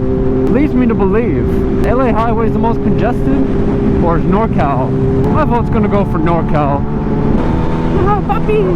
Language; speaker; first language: English; native; English